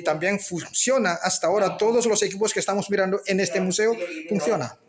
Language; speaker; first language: Spanish; non-native, fluent; Indonesian